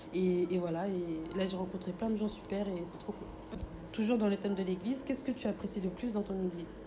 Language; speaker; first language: French; native; French